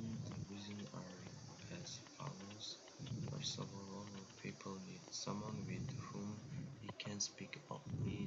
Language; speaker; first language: English; non-native, learner; Korean